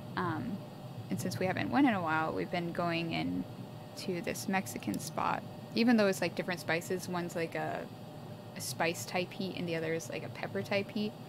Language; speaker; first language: English; native; English